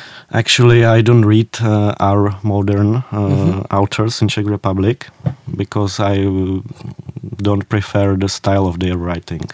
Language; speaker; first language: English; non-native, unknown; Czech